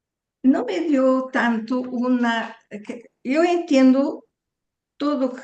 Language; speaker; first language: Spanish; early bilingual, heritage; Portuguese